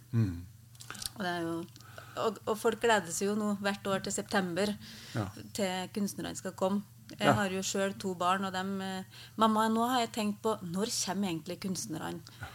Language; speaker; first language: Norwegian; native; Norwegian